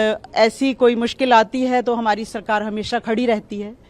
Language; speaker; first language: Hindi; non-native, local second language; Punjabi